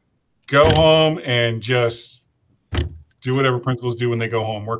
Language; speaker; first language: English; native; English